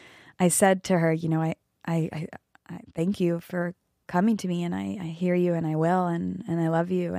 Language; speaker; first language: English; native; English